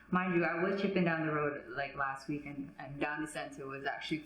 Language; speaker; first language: English; native; English